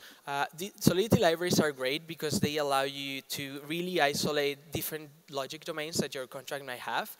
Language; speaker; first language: English; non-native, fluent; Spanish